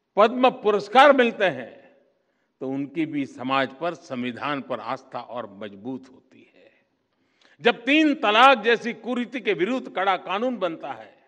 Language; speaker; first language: Hindi; non-native, local second language; Gujarati